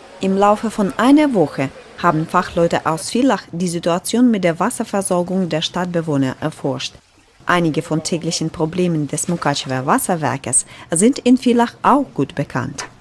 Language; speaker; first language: German; non-native, fluent; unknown